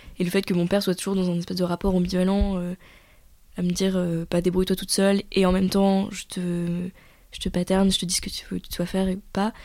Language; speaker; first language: French; native; French